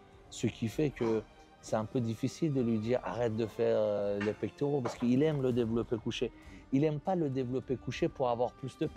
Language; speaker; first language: French; native; French